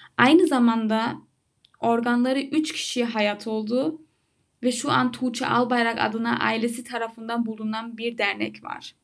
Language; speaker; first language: Turkish; early bilingual, heritage; Turkish